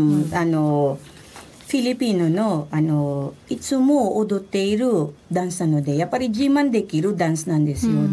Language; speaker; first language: Japanese; non-native, fluent; Filipino